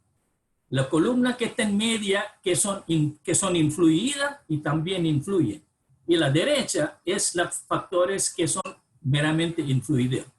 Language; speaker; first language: Spanish; non-native, fluent; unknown